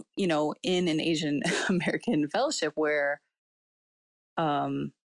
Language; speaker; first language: English; early bilingual, other home language; Cantonese